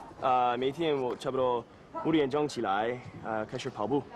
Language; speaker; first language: Chinese; non-native, learner; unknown